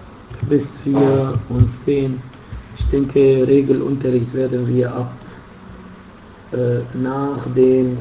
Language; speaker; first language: German; non-native, fluent; Arabic